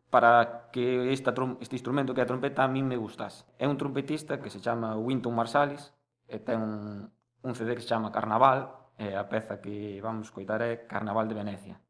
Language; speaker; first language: Galician; native; Galician